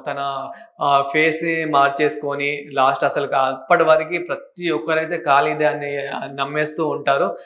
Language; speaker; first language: Telugu; native; Telugu